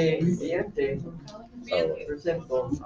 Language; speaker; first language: Spanish; non-native, learner; English